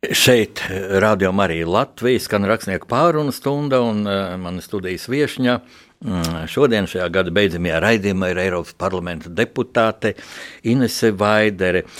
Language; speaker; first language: Latvian; native; Latvian